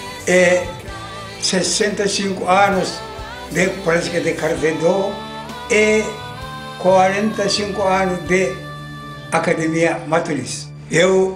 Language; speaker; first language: Portuguese; non-native, learner; Japanese